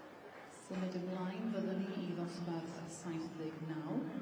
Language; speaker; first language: Welsh; native; Welsh